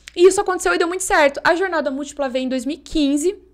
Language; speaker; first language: Portuguese; native; Portuguese